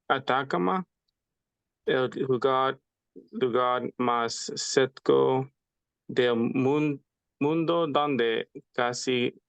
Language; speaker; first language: Spanish; non-native, learner; English